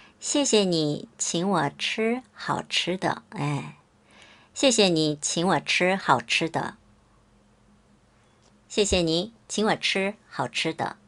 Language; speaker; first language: Chinese; non-native, fluent; Korean